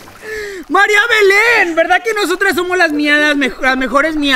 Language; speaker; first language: Spanish; native; Spanish